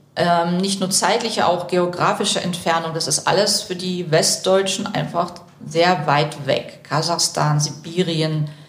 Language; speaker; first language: German; early bilingual, other home language; Russian